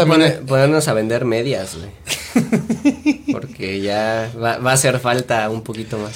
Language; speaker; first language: Spanish; native; Spanish